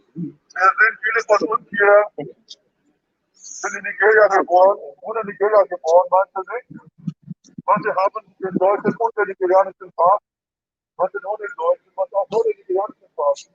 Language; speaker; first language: German; non-native, fluent; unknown